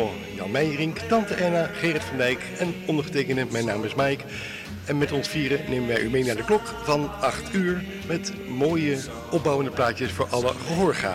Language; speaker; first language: Dutch; native; Dutch